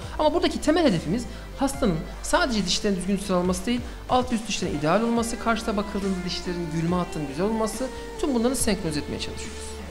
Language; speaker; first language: Turkish; early bilingual, heritage; Turkish